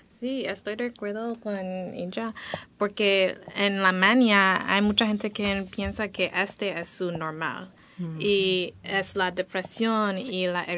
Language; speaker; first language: Spanish; non-native, learner; English